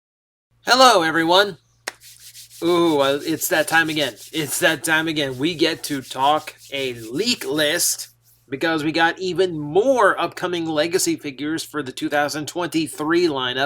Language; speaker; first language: English; native; English